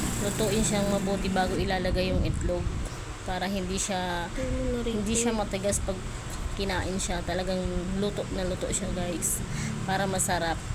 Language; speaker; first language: Filipino; non-native, local second language; Bikol